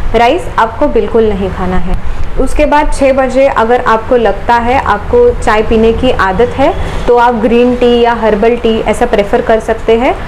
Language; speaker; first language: Hindi; non-native, local second language; Marathi